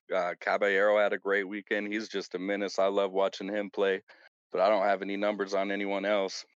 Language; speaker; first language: English; native; English